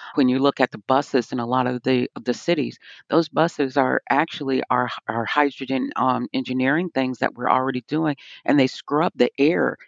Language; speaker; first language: English; native; English